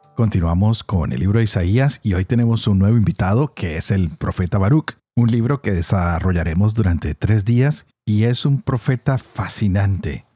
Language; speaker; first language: Spanish; native; Spanish